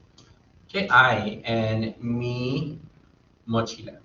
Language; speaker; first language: Spanish; non-native, fluent; English